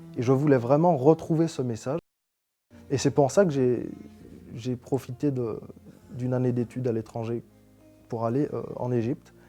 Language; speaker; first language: French; native; French